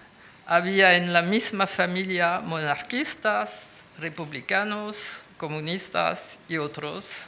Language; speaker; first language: Spanish; non-native, fluent; French